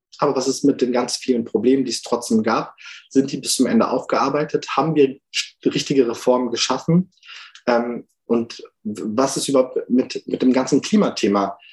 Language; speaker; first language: German; early bilingual, other home language; Turkish